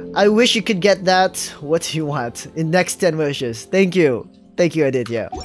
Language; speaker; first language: English; non-native, local second language; Filipino